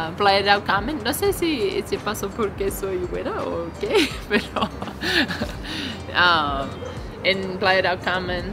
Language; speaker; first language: Spanish; non-native, learner; English